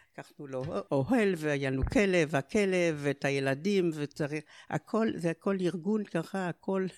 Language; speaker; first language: Hebrew; non-native, fluent; French